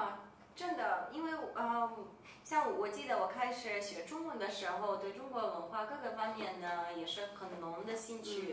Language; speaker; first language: Chinese; non-native, fluent; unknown